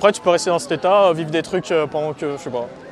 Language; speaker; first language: French; native; French